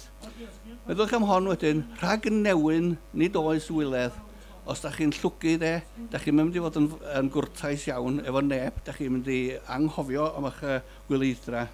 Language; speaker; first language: Welsh; native; Welsh